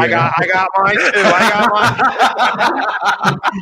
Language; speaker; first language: English; native; English